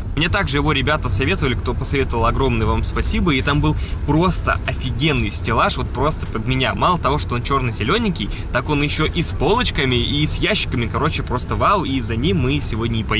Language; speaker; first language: Russian; native; Russian